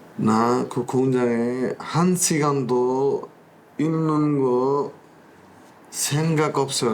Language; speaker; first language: Korean; non-native, learner; Bangla